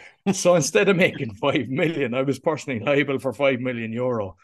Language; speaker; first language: English; native; English